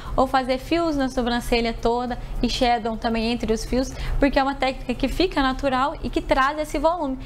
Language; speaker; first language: Portuguese; native; Portuguese